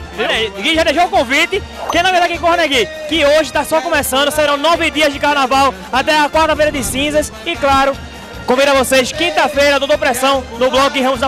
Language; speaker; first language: Portuguese; native; Portuguese